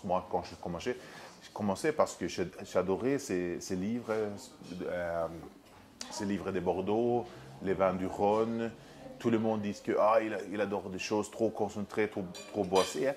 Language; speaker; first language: French; non-native, fluent; Swedish